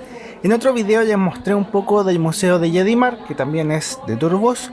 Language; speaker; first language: Spanish; native; Spanish